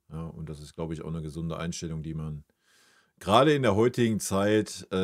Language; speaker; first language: German; native; German